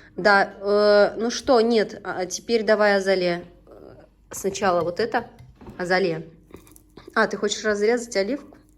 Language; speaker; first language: Russian; non-native, local second language; Tatar